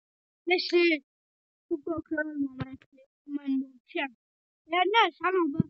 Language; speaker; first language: French; non-native, local second language; Morisyen